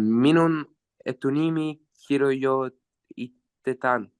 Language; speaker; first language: Finnish; non-native, learner; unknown